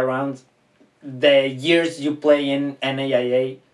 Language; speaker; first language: English; non-native, fluent; Spanish